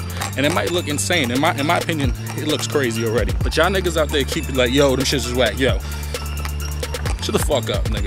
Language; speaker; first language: English; native; English